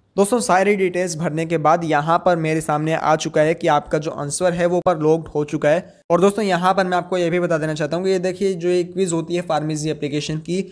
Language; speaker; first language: Hindi; native; Hindi